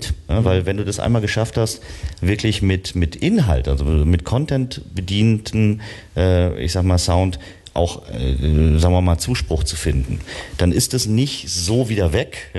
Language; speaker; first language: German; native; German